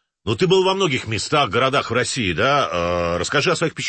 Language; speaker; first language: Russian; native; Russian